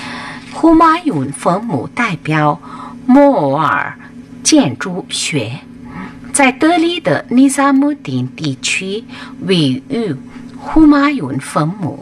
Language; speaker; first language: Chinese; non-native, learner; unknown